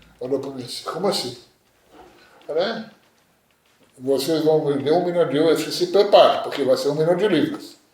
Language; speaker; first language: Portuguese; non-native, fluent; Hebrew